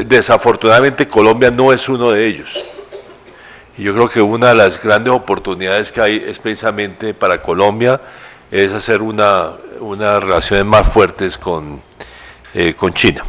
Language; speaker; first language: Spanish; native; Spanish